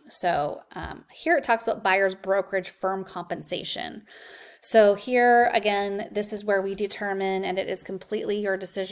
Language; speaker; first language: English; native; English